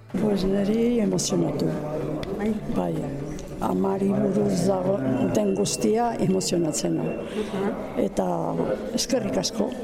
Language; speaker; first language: Basque; non-native, local second language; Spanish